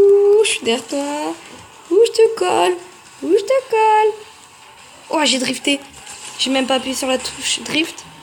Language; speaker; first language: French; native; French